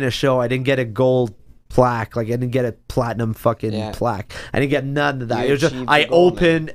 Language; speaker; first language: English; non-native, fluent; French